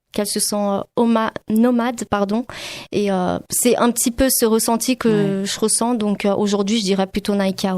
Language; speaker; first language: French; native; French